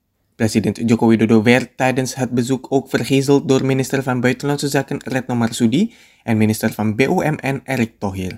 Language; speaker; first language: Dutch; non-native, fluent; Indonesian